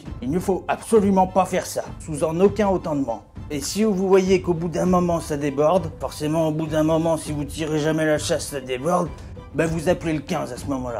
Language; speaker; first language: French; native; French